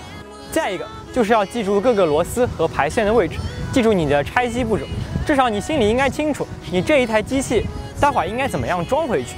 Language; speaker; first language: Chinese; native; Chinese